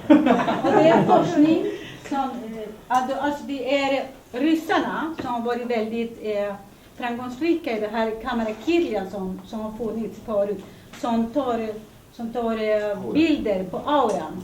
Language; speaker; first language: Swedish; early bilingual, other home language; Spanish